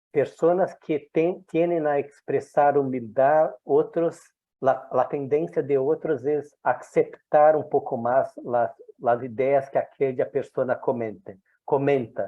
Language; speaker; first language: Spanish; non-native, fluent; Portuguese